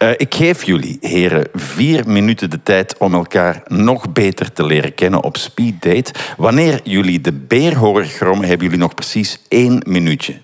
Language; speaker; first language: Dutch; native; Dutch